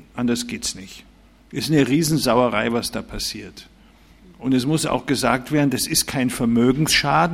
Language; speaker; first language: German; native; German